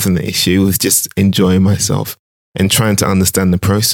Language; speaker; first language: English; non-native, local second language; Akan